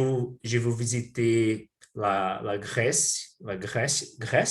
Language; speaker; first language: French; non-native, learner; Portuguese